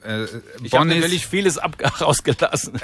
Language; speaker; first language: German; native; German